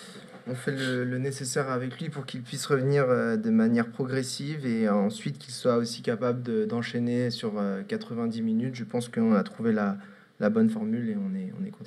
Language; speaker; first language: French; native; French